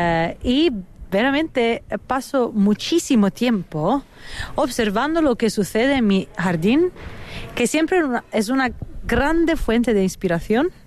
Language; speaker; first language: Spanish; non-native, fluent; Italian